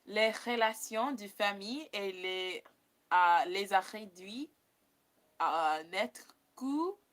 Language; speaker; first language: French; non-native, learner; English